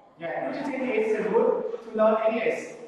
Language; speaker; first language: English; non-native, learner; Vietnamese